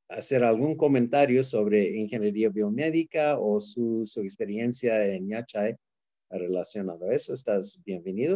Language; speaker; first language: Spanish; non-native, fluent; English